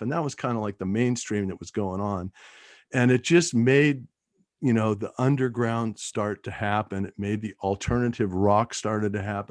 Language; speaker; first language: English; native; English